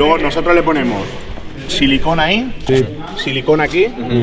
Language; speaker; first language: Spanish; native; Spanish